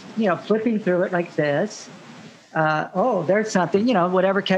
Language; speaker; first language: English; native; English